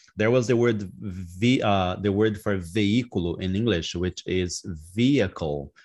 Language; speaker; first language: English; non-native, fluent; Portuguese